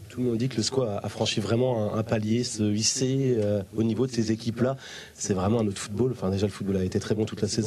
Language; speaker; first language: French; native; French